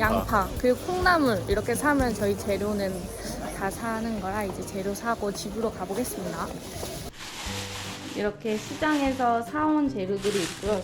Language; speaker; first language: Korean; native; Korean